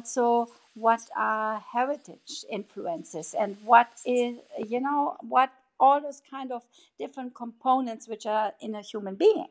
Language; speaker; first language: English; non-native, fluent; German